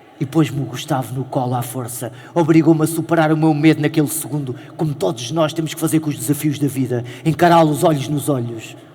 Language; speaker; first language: Portuguese; native; Portuguese